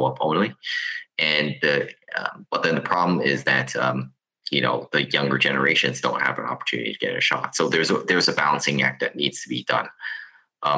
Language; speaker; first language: English; non-native, local second language; Cantonese